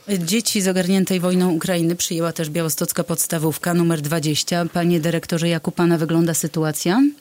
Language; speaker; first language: Polish; native; Polish